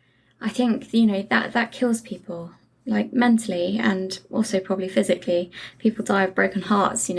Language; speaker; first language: English; native; English